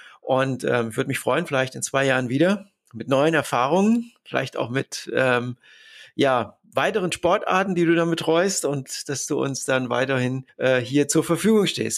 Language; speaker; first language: German; native; German